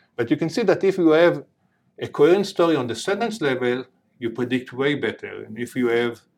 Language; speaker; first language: English; non-native, fluent; Hebrew